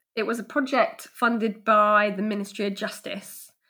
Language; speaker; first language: English; native; English